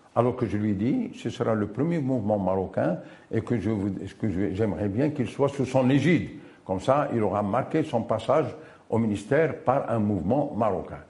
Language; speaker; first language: French; non-native, local second language; Arabic